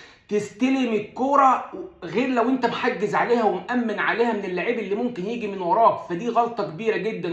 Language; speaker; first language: Arabic; native; Arabic